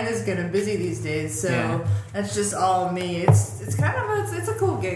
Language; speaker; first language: English; native; English